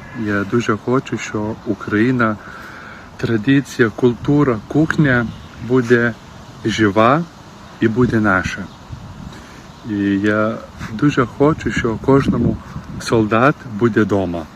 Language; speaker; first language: Ukrainian; non-native, learner; Lithuanian